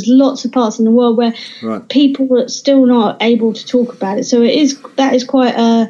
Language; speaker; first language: English; native; English